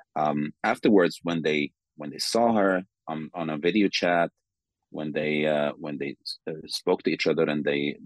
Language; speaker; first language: English; non-native, fluent; Arabic